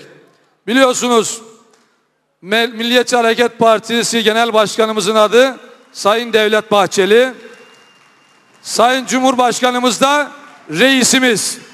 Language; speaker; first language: Turkish; native; Turkish